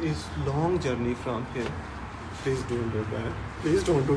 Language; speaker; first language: English; non-native, learner; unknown